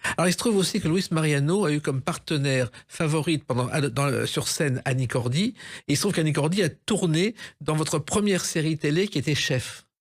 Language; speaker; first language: French; native; French